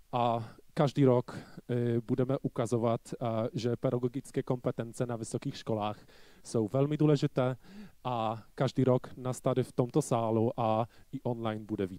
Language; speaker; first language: Czech; non-native, fluent; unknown